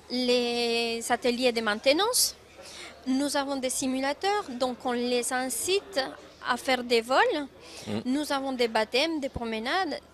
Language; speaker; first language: French; non-native, fluent; Spanish